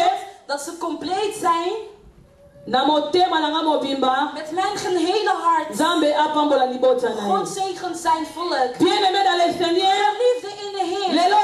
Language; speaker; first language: Dutch; non-native, learner; French